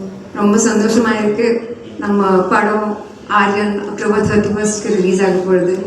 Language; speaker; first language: Tamil; non-native, fluent; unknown